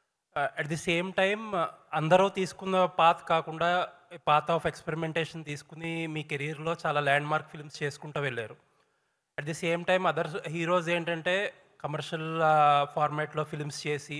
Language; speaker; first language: Telugu; native; Telugu